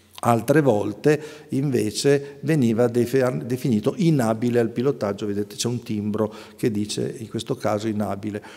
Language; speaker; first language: Italian; native; Italian